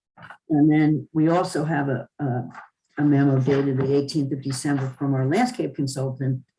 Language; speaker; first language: English; native; English